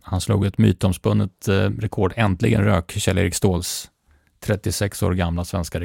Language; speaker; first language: Swedish; native; Swedish